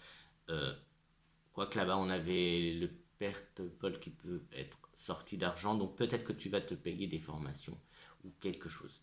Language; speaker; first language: French; native; French